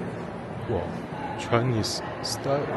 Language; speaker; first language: English; non-native, learner; Chinese